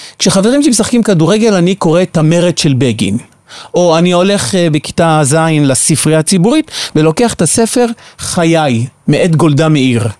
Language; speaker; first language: Hebrew; native; Hebrew